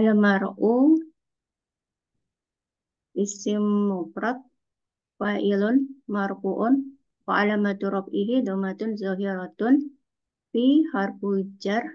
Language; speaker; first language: Arabic; non-native, learner; Indonesian